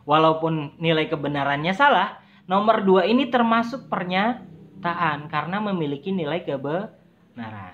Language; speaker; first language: Indonesian; native; Indonesian